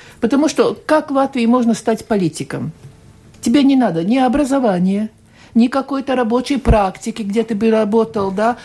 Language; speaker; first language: Russian; non-native, local second language; Latvian